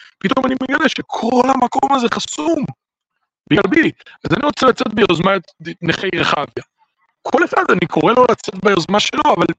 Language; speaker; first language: Hebrew; native; Hebrew